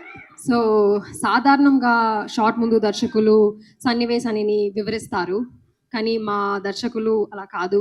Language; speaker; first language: Telugu; non-native, learner; Malayalam